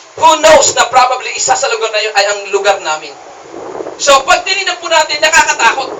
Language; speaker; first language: Filipino; non-native, local second language; Cebuano